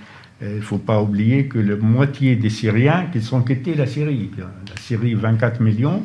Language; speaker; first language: French; non-native, fluent; Arabic